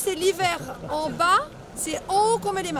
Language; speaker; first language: French; native; French